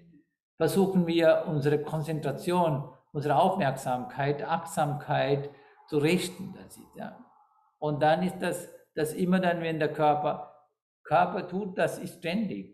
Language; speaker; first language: German; non-native, fluent; Sinhala